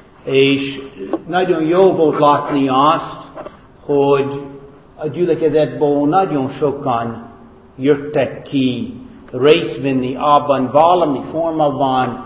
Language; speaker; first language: Hungarian; non-native, fluent; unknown